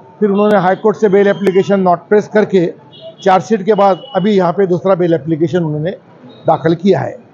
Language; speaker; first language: Hindi; non-native, local second language; Marathi